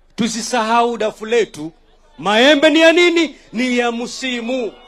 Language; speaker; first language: Swahili; non-native, local second language; Giryama